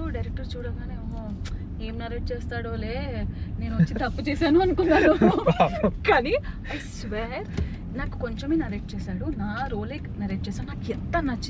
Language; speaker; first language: Telugu; native; Telugu